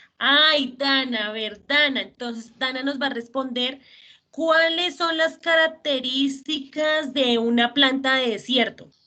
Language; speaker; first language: Spanish; native; Spanish